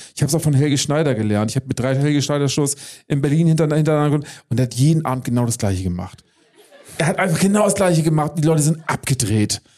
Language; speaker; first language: German; native; German